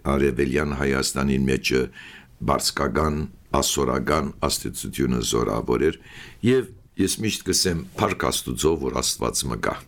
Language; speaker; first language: Armenian; early bilingual, heritage; Armenian